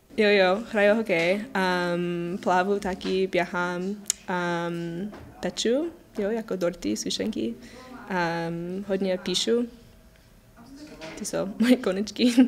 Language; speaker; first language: Czech; non-native, learner; English